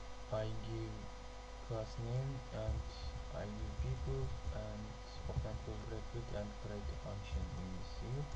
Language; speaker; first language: English; non-native, learner; Turkish